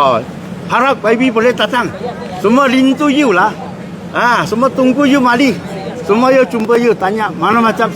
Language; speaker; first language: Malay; non-native, local second language; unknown